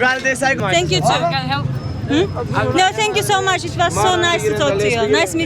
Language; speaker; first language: English; non-native, learner; Turkish